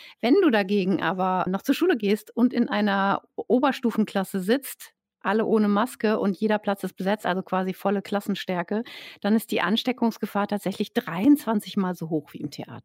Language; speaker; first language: German; native; German